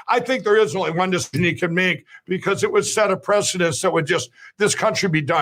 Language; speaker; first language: English; native; English